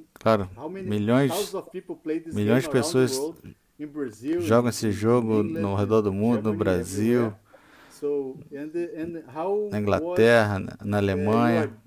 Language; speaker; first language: Portuguese; non-native, learner; English